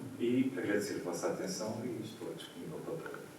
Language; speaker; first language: Portuguese; native; Portuguese